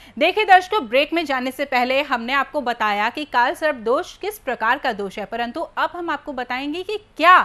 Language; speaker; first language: Hindi; native; Hindi